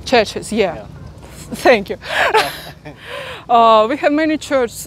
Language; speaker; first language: English; non-native, learner; Russian